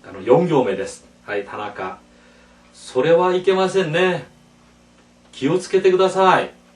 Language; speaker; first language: Japanese; non-native, fluent; Korean